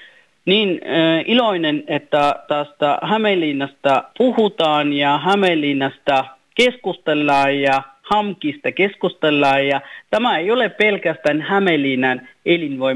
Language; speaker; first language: Finnish; non-native, fluent; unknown